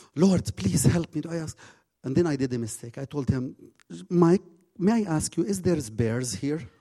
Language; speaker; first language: English; non-native, fluent; Arabic